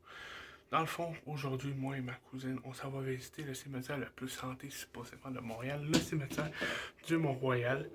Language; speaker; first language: French; native; French